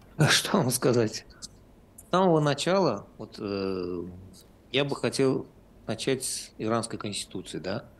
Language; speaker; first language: Russian; non-native, local second language; Azerbaijani